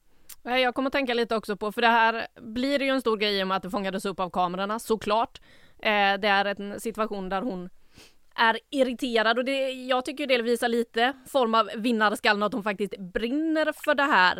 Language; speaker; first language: Swedish; native; Swedish